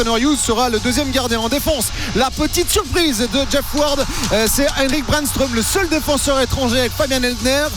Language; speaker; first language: French; native; French